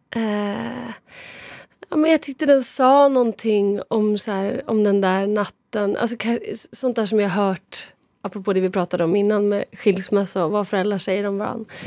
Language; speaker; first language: Swedish; native; Swedish